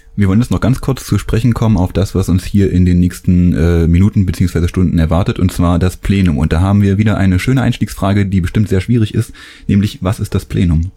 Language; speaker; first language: German; native; German